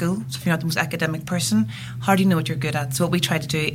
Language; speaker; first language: English; native; English